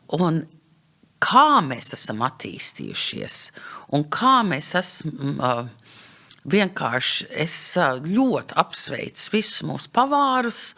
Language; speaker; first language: Latvian; early bilingual, heritage; English